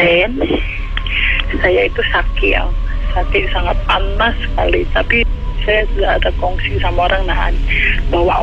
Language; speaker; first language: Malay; non-native, learner; Indonesian